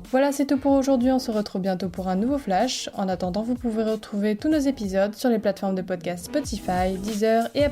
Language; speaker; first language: French; native; French